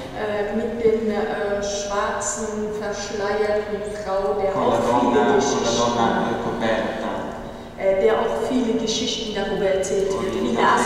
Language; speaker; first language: German; non-native, fluent; Persian